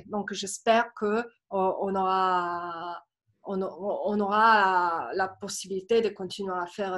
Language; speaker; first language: French; non-native, fluent; Italian